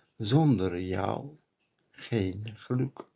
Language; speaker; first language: Dutch; non-native, learner; Turkish